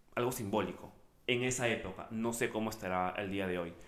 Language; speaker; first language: Spanish; native; Spanish